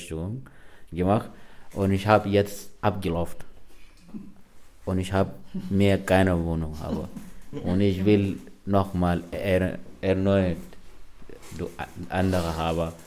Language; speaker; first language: German; non-native, learner; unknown